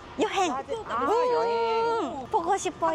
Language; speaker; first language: Korean; non-native, learner; Japanese